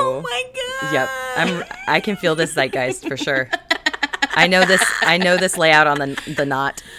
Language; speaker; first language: English; native; English